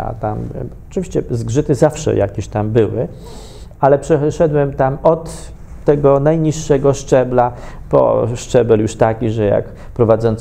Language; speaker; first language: Polish; native; Polish